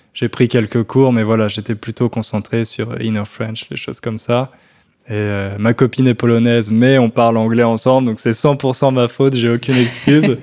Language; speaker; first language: French; native; French